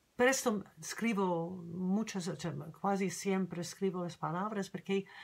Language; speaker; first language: Spanish; non-native, learner; English